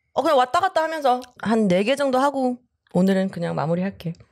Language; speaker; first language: Korean; early bilingual, heritage; Korean